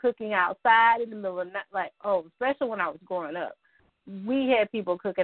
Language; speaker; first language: English; native; English